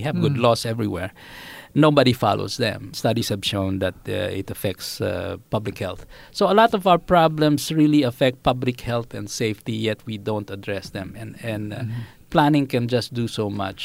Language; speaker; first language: English; non-native, local second language; Filipino